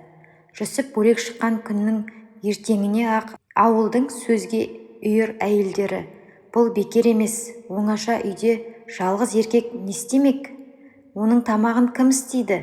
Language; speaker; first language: Kazakh; native; Kazakh